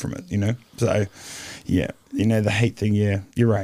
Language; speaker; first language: English; native; English